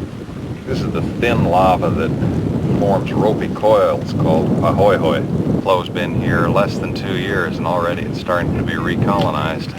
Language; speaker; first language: English; native; English